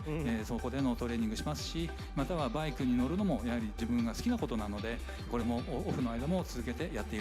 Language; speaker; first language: Japanese; native; Japanese